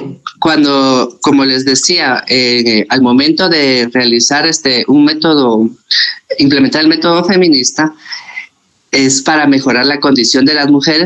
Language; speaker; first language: Spanish; native; Spanish